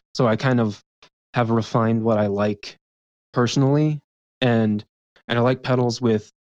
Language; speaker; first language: English; native; English